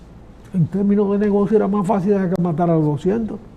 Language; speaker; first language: Spanish; native; Spanish